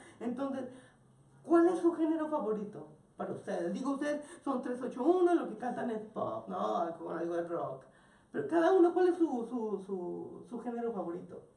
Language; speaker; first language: Spanish; native; Spanish